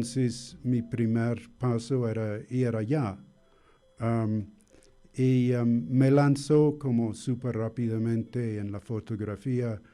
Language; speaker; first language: Spanish; non-native, fluent; English